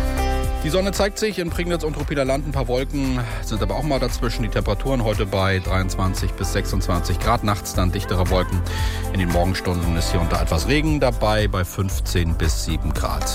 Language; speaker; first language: German; native; German